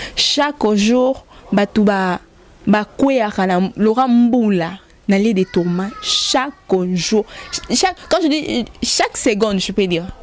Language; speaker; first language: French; non-native, local second language; Lingala